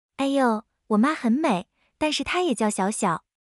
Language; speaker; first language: Chinese; non-native, learner; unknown